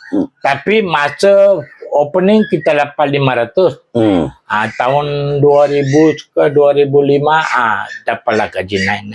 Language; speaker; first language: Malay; non-native, local second language; Tamil